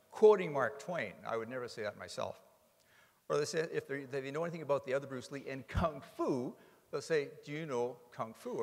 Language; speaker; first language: English; native; English